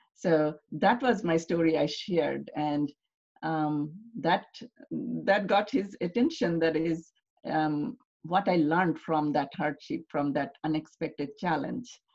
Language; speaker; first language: English; non-native, local second language; Bangla